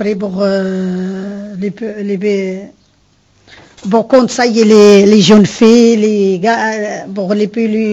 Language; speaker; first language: French; non-native, learner; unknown